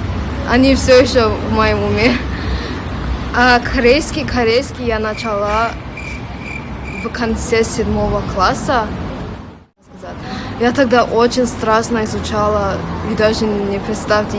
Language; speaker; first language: Russian; non-native, local second language; English